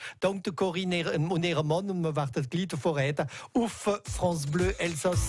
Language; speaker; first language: German; native; German